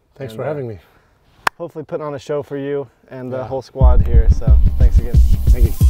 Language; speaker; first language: English; native; English